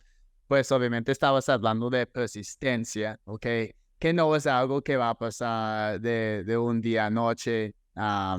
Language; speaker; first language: Spanish; non-native, fluent; English